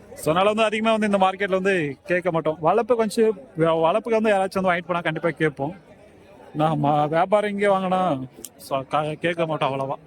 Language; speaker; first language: Tamil; native; Tamil